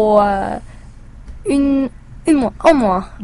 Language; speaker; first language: French; non-native, learner; English